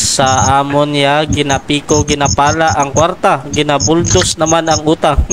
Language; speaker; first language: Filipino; non-native, local second language; Hiligaynon